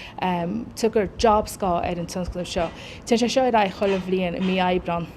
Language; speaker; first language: Irish; native; Irish